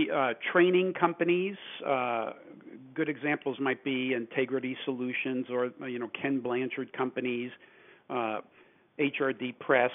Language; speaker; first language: English; native; English